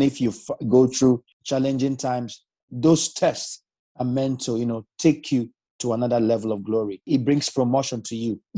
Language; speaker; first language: English; non-native, local second language; Igbo